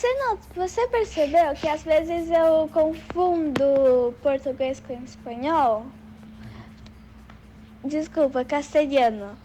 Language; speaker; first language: Portuguese; early bilingual, other home language; Spanish